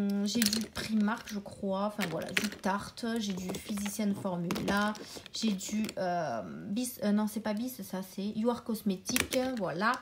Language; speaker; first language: French; native; French